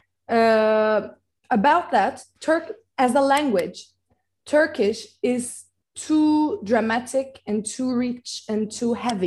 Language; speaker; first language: English; non-native, fluent; Turkish